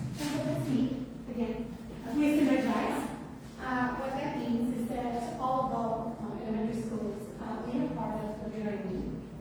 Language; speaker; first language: English; non-native, fluent; Portuguese